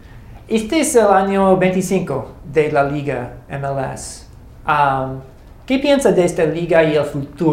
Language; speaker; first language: Spanish; non-native, learner; English